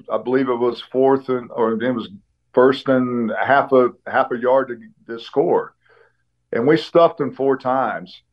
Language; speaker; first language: English; native; English